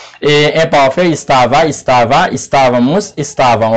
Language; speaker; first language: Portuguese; non-native, fluent; Haitian Creole